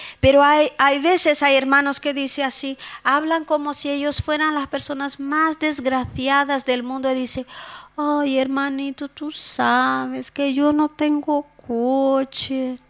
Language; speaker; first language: Spanish; non-native, fluent; Portuguese